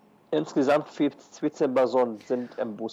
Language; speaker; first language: German; non-native, learner; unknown